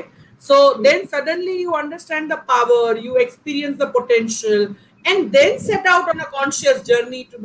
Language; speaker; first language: English; non-native, local second language; Gujarati